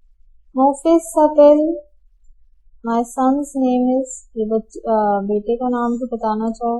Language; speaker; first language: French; non-native, fluent; Hindi